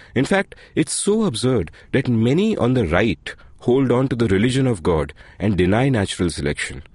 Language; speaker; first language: English; non-native, local second language; Hindi